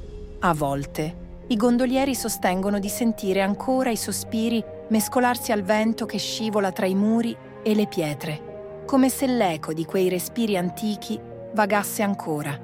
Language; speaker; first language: Italian; native; Italian